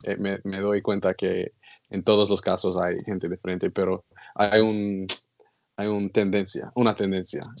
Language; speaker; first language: Spanish; non-native, learner; English